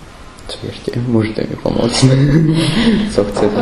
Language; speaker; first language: Slovak; non-native, learner; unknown